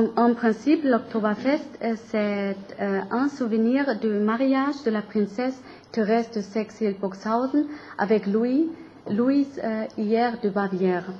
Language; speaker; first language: French; non-native, learner; German